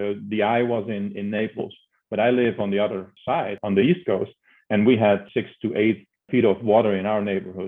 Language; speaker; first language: English; non-native, fluent; Dutch